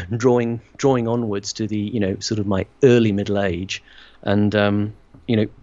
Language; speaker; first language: English; native; English